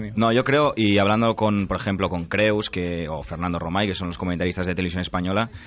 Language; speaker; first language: Spanish; native; Spanish